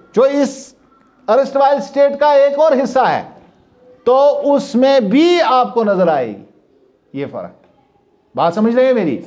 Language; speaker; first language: Urdu; non-native, local second language; Kashmiri